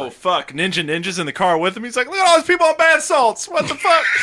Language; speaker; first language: English; native; English